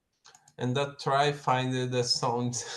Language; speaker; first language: English; non-native, learner; Portuguese